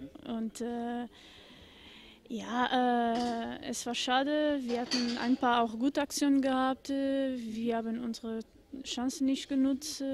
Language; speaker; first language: German; non-native, fluent; Portuguese